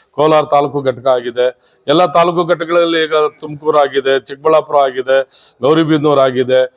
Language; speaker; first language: Kannada; non-native, local second language; Telugu